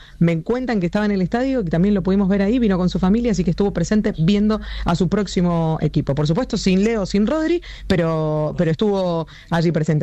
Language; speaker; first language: Spanish; native; Spanish